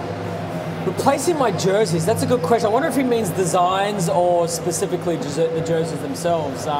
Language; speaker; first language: English; native; English